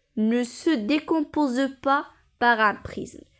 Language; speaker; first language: French; non-native, local second language; Arabic